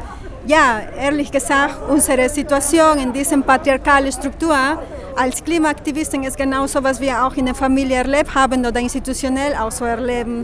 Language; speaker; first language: German; non-native, fluent; Spanish